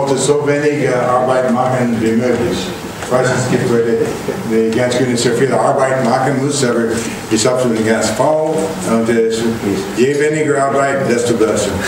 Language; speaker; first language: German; non-native, learner; English